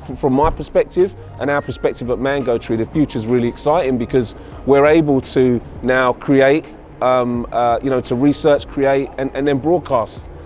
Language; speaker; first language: English; native; English